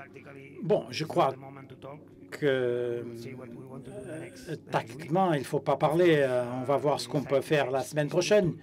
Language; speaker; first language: French; non-native, fluent; Spanish